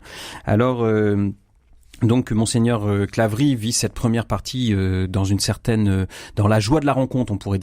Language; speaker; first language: French; native; French